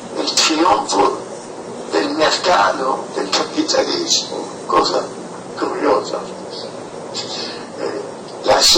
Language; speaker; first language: Spanish; non-native, fluent; French